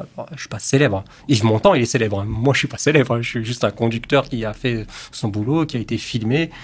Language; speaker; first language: French; native; French